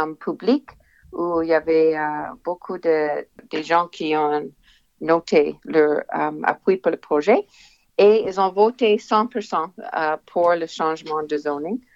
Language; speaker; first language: French; non-native, local second language; English